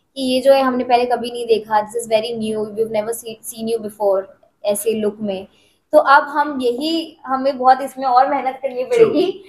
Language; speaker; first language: Hindi; native; Hindi